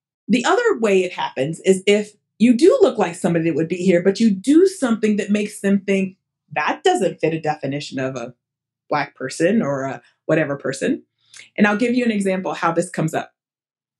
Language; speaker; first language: English; early bilingual, other home language; Portuguese